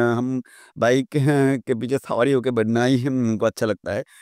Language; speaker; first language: Hindi; non-native, local second language; Bangla